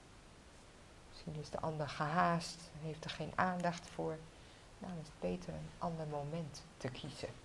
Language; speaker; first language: Dutch; native; Dutch